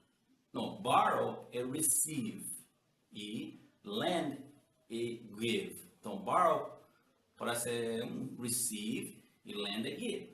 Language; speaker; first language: Portuguese; non-native, learner; English